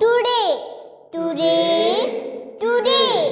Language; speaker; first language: English; non-native, fluent; Pashto